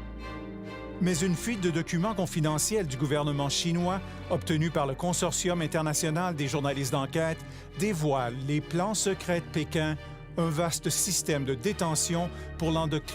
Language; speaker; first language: French; native; French